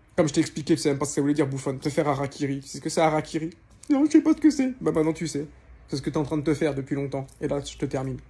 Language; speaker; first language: French; native; French